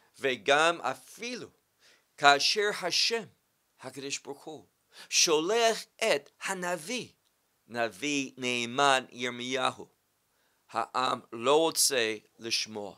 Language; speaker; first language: Hebrew; non-native, fluent; English